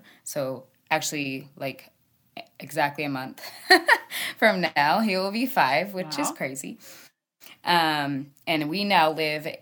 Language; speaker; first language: English; native; English